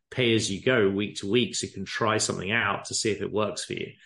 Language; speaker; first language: English; native; English